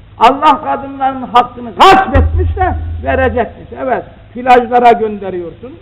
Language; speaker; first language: Turkish; native; Turkish